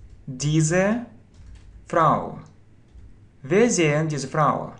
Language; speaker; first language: German; non-native, fluent; Russian